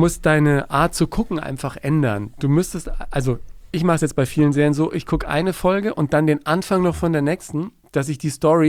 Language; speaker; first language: German; native; German